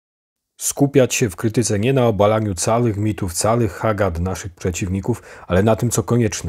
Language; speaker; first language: Polish; native; Polish